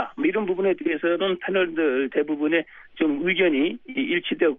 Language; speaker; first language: Korean; native; Korean